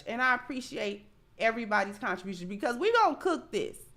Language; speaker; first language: English; native; English